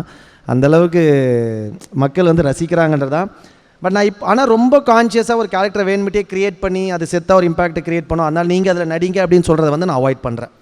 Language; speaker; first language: Tamil; native; Tamil